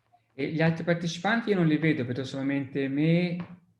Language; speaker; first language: Italian; native; Italian